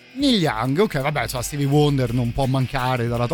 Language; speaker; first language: Italian; native; Italian